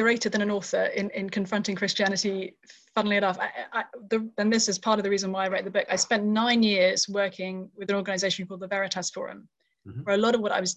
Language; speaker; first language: English; native; English